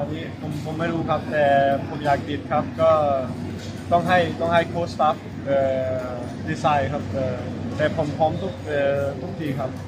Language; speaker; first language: Thai; early bilingual, heritage; Thai